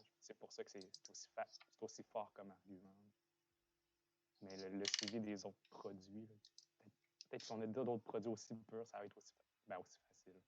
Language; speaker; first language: French; native; French